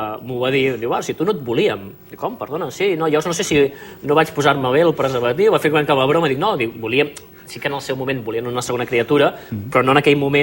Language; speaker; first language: Catalan; native; Catalan